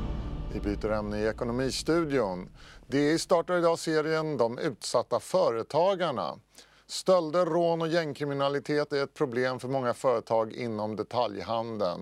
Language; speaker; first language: Swedish; native; Swedish